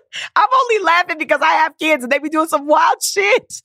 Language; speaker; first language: English; native; English